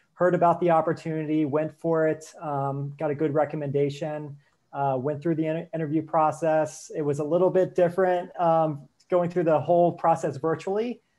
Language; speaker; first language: English; native; English